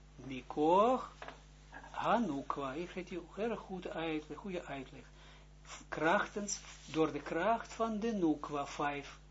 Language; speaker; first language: Dutch; non-native, fluent; Hebrew